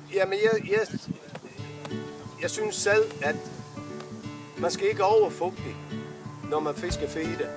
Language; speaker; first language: Danish; non-native, fluent; English